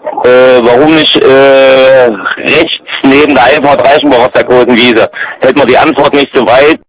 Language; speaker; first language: German; native; German